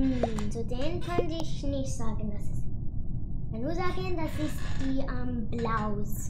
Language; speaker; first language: German; non-native, learner; English